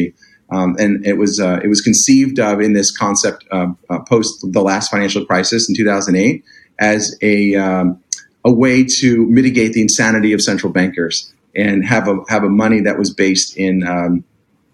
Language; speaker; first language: English; native; English